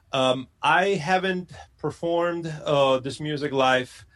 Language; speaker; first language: English; non-native, fluent; Spanish